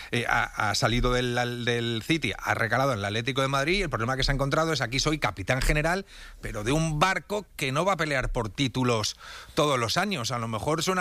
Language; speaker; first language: Spanish; native; Spanish